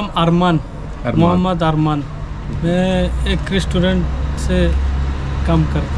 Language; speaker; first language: Hindi; non-native, learner; Bangla